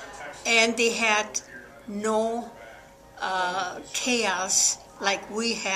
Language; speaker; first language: English; non-native, fluent; German